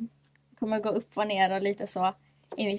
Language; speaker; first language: Swedish; native; Swedish